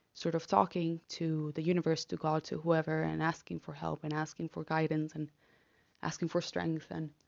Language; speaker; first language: English; non-native, fluent; Spanish